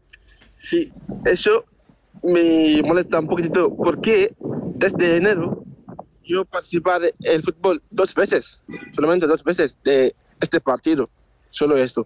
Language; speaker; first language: Spanish; non-native, learner; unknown